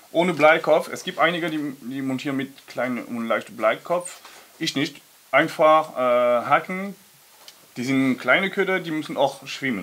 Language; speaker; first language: German; non-native, learner; French